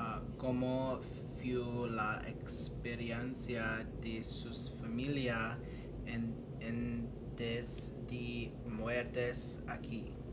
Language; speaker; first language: Spanish; non-native, learner; English